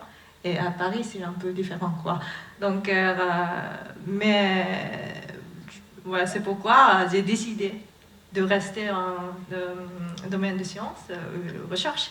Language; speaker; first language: French; non-native, learner; Japanese